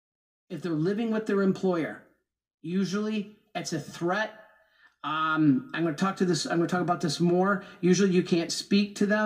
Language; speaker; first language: English; native; English